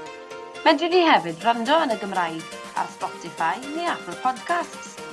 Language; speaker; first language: Welsh; native; Welsh